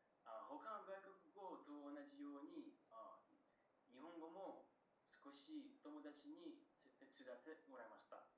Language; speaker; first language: Japanese; non-native, learner; Slovak